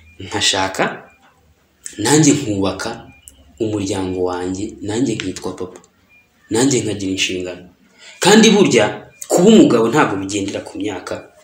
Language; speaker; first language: Kinyarwanda; early bilingual, heritage; Kinyarwanda